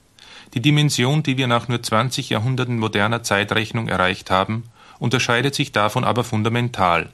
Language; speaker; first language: German; native; German